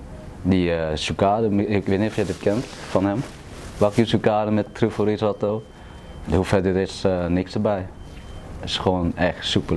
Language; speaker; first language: Dutch; non-native, fluent; Thai